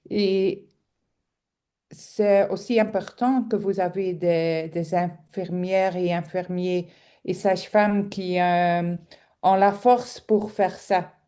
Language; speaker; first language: French; non-native, local second language; Dutch